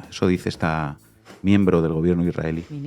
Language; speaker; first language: Spanish; native; Spanish